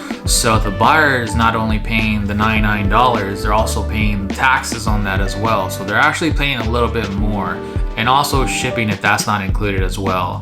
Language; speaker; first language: English; native; English